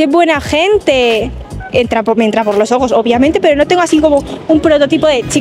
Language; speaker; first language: Spanish; native; Spanish